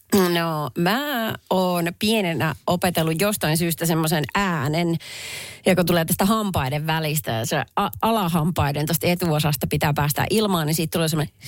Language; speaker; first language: Finnish; native; Finnish